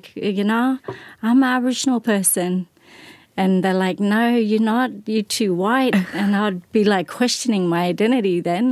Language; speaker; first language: English; native; English